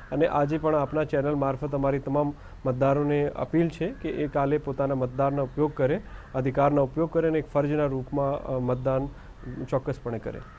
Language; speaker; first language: Gujarati; non-native, local second language; Hindi